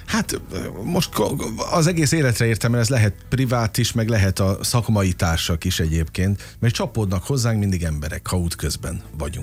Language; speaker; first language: Hungarian; native; Hungarian